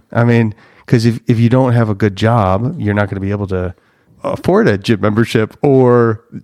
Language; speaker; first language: English; native; English